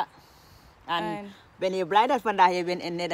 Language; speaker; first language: Dutch; non-native, learner; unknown